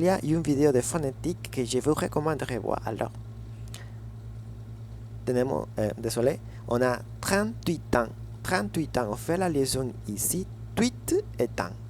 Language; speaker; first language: French; non-native, fluent; Spanish